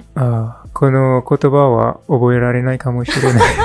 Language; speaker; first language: Japanese; non-native, learner; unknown